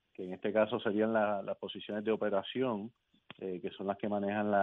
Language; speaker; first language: Spanish; native; Spanish